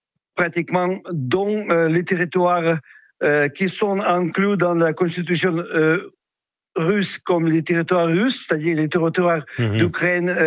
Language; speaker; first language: French; non-native, fluent; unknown